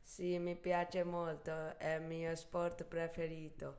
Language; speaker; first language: Italian; non-native, learner; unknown